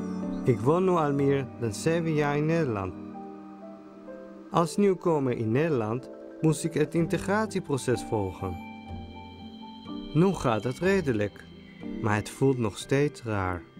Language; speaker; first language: Dutch; non-native, fluent; Hebrew